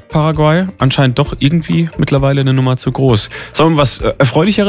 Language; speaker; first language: German; native; German